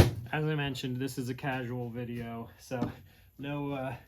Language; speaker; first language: English; native; English